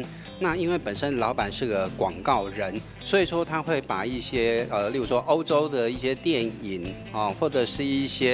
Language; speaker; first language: Chinese; native; Chinese